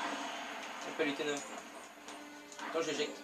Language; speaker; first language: French; native; French